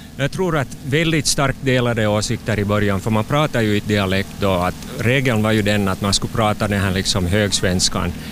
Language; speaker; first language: Swedish; native; Swedish